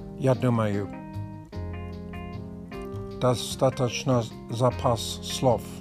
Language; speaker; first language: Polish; non-native, learner; English